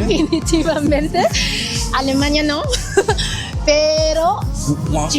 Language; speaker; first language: Spanish; non-native, learner; Chinese